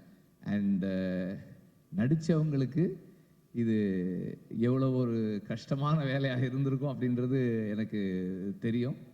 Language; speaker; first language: Tamil; native; Tamil